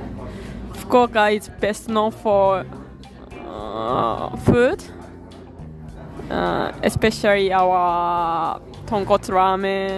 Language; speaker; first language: English; non-native, learner; Japanese